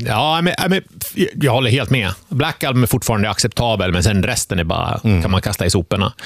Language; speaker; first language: Swedish; early bilingual, other home language; Finnish